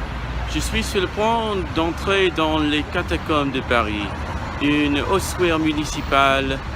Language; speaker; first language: French; non-native, fluent; English